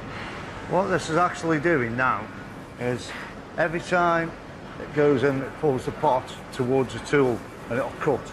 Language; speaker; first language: English; native; English